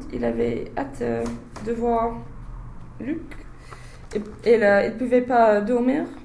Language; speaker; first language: French; non-native, learner; English